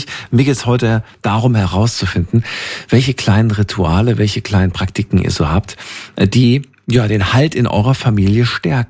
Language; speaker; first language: German; native; German